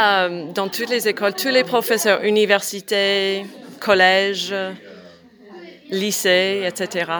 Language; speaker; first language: French; non-native, learner; English